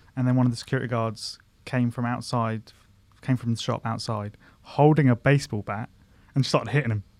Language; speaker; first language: English; native; English